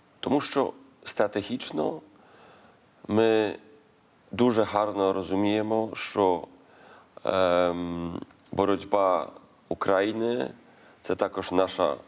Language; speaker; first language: Ukrainian; non-native, learner; Polish